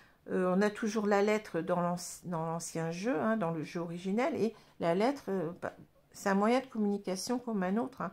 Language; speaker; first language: French; native; French